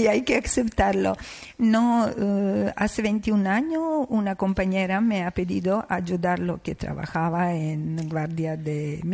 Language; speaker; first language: Spanish; non-native, learner; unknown